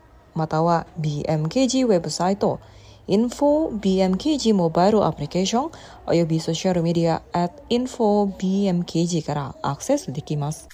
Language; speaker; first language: Japanese; non-native, fluent; Indonesian